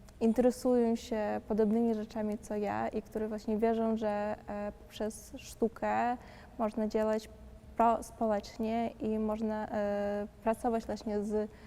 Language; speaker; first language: Polish; non-native, fluent; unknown